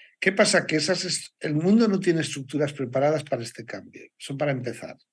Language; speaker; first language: Spanish; native; Spanish